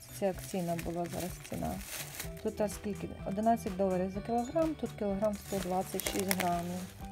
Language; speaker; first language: Ukrainian; non-native, local second language; Russian